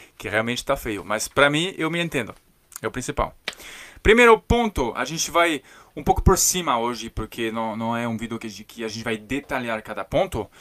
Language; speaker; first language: Portuguese; non-native, fluent; French